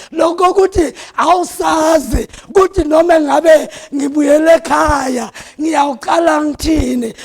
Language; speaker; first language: Zulu; non-native, local second language; South Ndebele